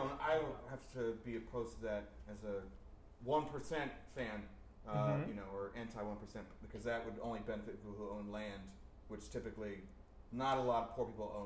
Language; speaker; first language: English; native; English